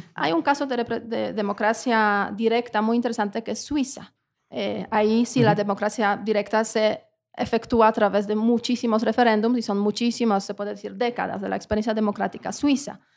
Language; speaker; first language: Spanish; non-native, fluent; Polish